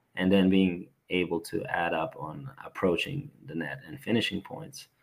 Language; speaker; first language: English; non-native, fluent; Serbian